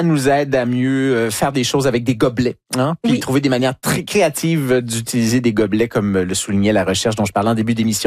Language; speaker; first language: French; native; French